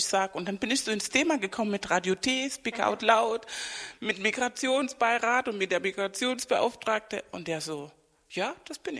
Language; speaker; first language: German; non-native, fluent; Spanish